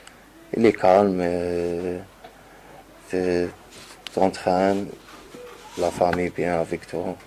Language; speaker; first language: French; non-native, learner; Arabic